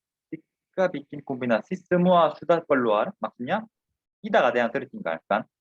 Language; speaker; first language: Indonesian; non-native, fluent; Korean